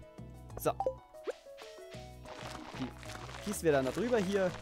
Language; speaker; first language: German; native; German